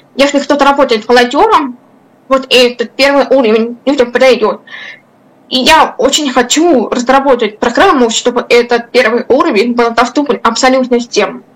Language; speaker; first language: Russian; non-native, local second language; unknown